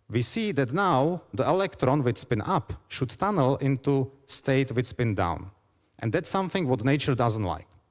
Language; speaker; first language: English; non-native, fluent; Czech